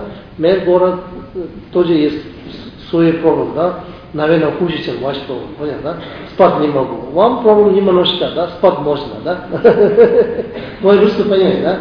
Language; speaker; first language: Russian; non-native, learner; Tibetan